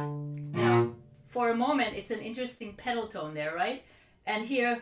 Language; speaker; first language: English; non-native, fluent; Finnish